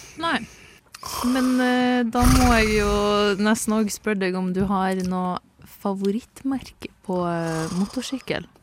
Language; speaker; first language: Norwegian; native; Norwegian